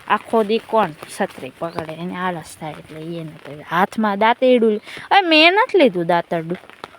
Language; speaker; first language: Gujarati; native; Gujarati